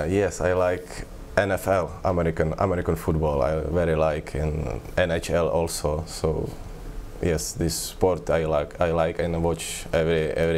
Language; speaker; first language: English; non-native, learner; Czech